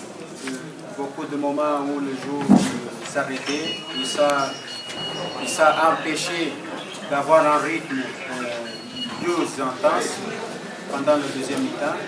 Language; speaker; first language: French; non-native, fluent; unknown